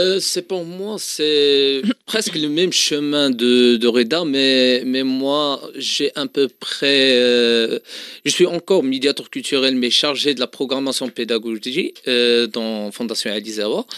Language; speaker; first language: French; non-native, local second language; Arabic